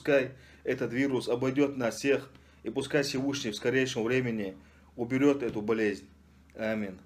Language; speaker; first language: Russian; non-native, fluent; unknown